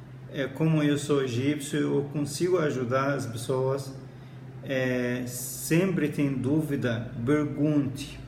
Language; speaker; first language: Portuguese; non-native, fluent; Arabic